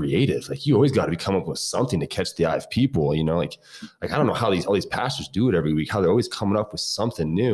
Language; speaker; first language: English; native; English